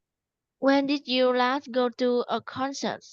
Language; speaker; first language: English; non-native, learner; Vietnamese